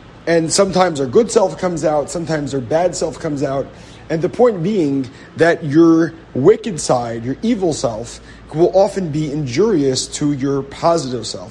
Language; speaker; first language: English; native; English